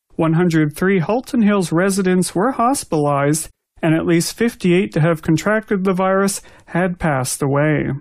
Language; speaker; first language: English; native; English